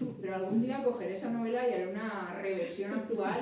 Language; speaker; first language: Spanish; native; Spanish